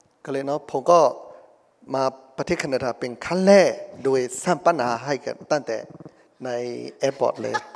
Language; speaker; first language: Thai; non-native, fluent; Burmese